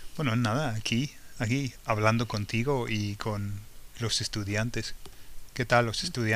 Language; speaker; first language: Spanish; non-native, fluent; English